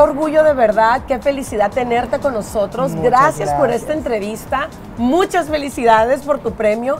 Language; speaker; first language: Spanish; native; Spanish